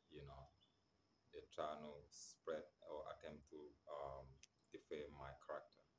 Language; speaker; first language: English; non-native, local second language; Wolof